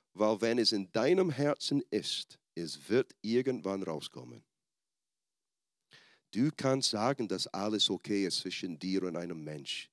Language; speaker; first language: German; non-native, fluent; English